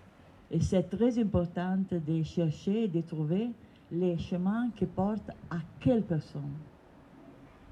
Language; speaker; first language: French; non-native, learner; Italian